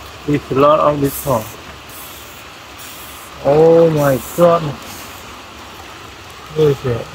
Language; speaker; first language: English; non-native, learner; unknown